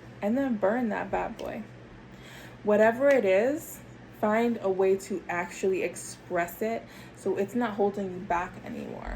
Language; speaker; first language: English; native; English